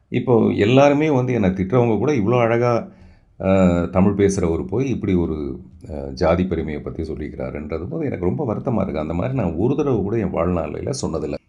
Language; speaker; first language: Tamil; non-native, local second language; Telugu